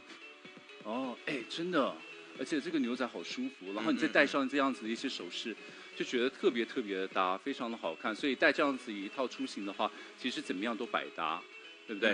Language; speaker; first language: Chinese; native; Chinese